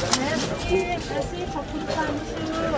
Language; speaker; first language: French; non-native, learner; Thai